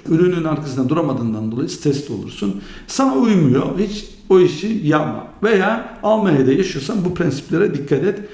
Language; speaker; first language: Turkish; early bilingual, heritage; Turkish